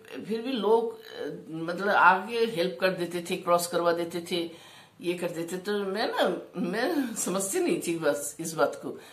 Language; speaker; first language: Hindi; non-native, local second language; Bangla